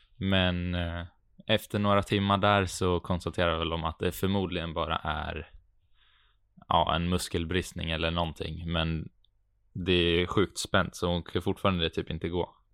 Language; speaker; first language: Swedish; native; Swedish